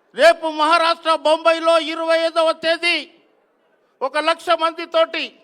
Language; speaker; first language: Telugu; non-native, local second language; Lambadi